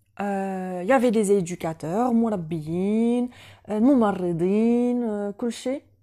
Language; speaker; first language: French; non-native, local second language; Arabic